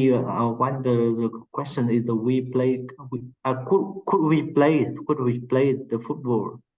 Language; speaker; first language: English; non-native, learner; Vietnamese